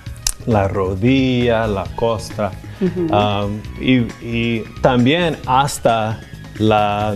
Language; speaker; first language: Spanish; non-native, fluent; English